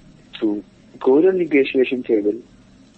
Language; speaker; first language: English; non-native, fluent; Arabic